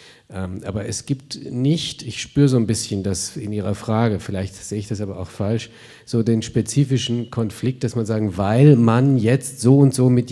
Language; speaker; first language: German; native; German